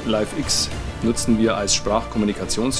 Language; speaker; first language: German; native; German